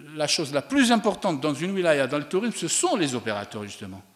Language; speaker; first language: French; non-native, local second language; Arabic